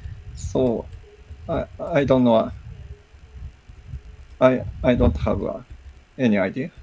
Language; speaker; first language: English; non-native, learner; Japanese